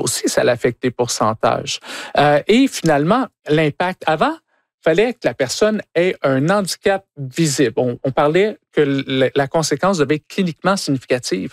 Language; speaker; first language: French; native; French